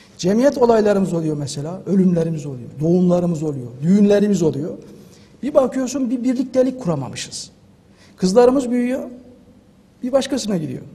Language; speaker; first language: Turkish; native; Turkish